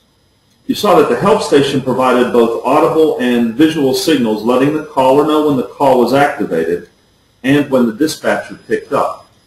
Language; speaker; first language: English; native; English